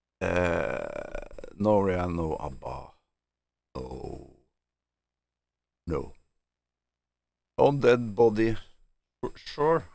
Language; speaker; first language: English; non-native, fluent; Norwegian